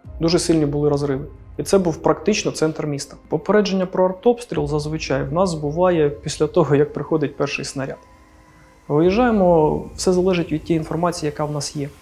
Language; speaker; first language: Ukrainian; non-native, local second language; Russian